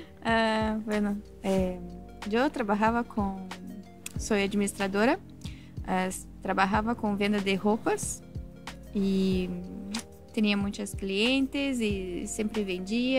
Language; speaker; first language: Spanish; non-native, learner; Portuguese